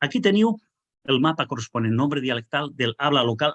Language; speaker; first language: Spanish; non-native, local second language; Catalan